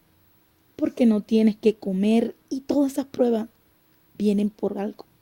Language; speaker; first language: Spanish; native; Spanish